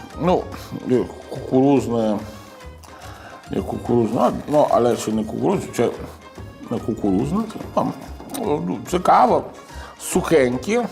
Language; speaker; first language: Ukrainian; non-native, learner; Italian